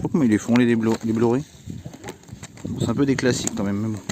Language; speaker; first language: French; native; French